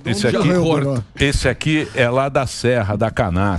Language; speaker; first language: Portuguese; native; Portuguese